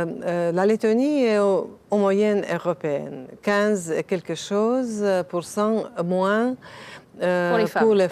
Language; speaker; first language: French; non-native, fluent; Latvian